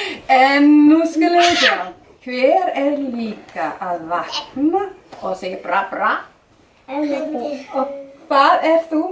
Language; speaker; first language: Icelandic; non-native, fluent; Danish